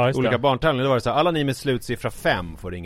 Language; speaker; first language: Swedish; native; Swedish